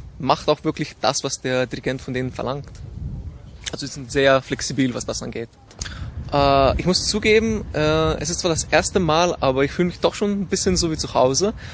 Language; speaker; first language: German; non-native, fluent; Slovenian